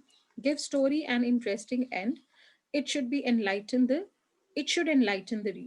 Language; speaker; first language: English; non-native, local second language; Hindi